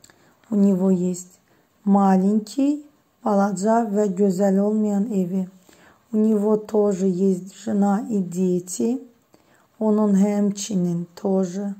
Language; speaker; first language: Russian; non-native, fluent; Azerbaijani